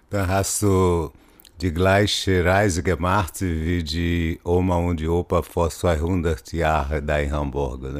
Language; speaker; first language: German; non-native, fluent; Portuguese